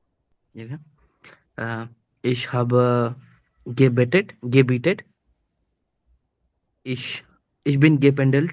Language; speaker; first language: German; non-native, learner; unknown